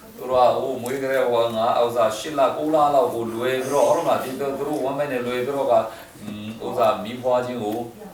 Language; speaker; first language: Burmese; non-native, local second language; Hakha Chin